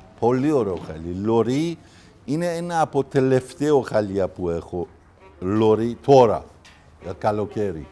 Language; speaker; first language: Greek; non-native, learner; Persian